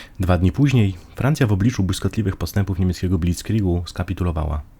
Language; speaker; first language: Polish; native; Polish